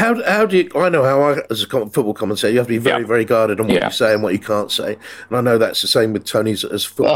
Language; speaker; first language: English; native; English